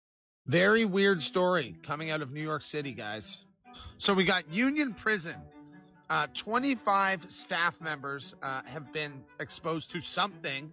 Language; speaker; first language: English; native; English